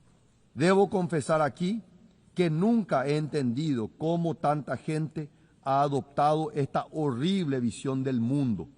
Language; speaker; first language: Spanish; native; Spanish